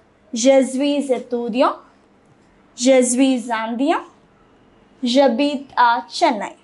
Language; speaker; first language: French; non-native, fluent; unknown